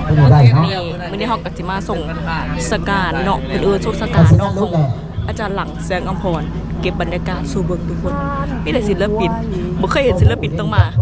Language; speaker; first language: Thai; non-native, local second language; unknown